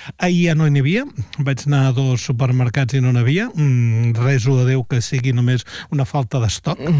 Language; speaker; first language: Catalan; native; Catalan